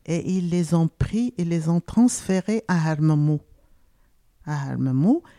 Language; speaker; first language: French; non-native, local second language; Arabic